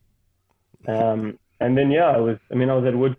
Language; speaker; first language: English; native; English